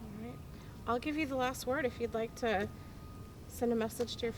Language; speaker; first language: English; native; English